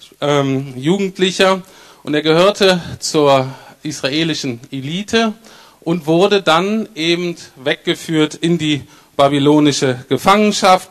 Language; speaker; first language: German; native; German